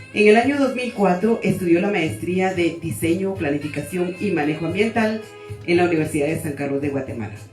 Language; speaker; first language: Spanish; native; Spanish